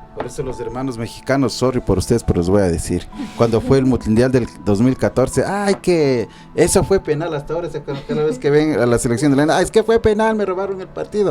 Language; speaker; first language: Spanish; native; Spanish